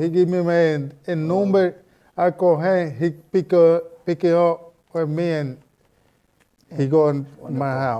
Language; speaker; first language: English; non-native, learner; Spanish